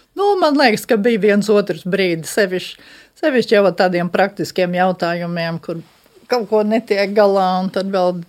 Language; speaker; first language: Latvian; early bilingual, heritage; Latvian